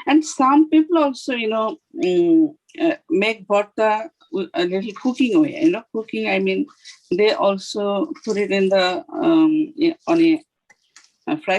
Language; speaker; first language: English; non-native, fluent; Bangla